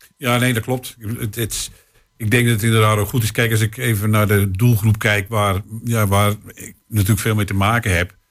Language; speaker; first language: Dutch; native; Dutch